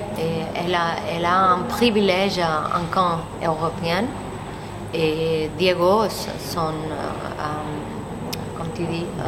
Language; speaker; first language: French; non-native, learner; Catalan